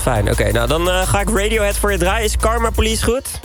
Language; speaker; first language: Dutch; native; Dutch